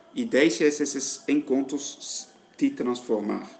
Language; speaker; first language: Portuguese; non-native, fluent; Dutch